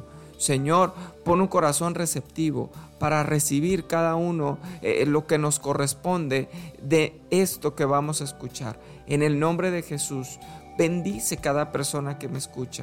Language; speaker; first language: Spanish; native; Spanish